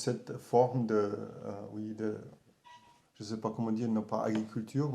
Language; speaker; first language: French; non-native, learner; German